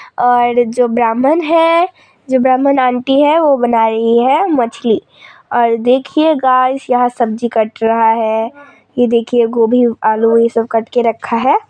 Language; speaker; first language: Hindi; non-native, local second language; Manipuri